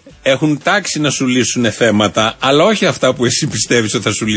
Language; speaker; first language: Greek; native; Greek